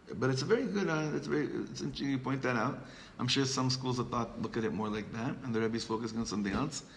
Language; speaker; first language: English; native; English